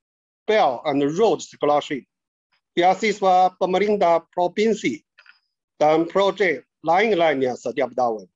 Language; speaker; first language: Indonesian; non-native, fluent; Chinese